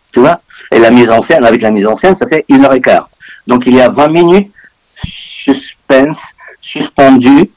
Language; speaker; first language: French; non-native, fluent; Bulgarian